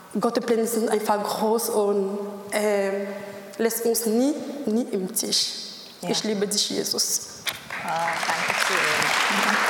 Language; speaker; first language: German; non-native, learner; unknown